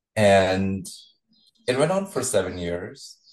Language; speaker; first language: English; non-native, local second language; Punjabi